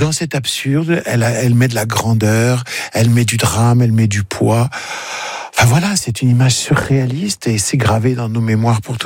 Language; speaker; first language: French; native; French